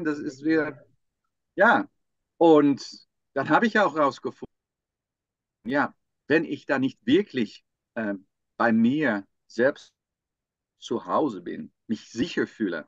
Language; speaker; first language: German; non-native, fluent; Dutch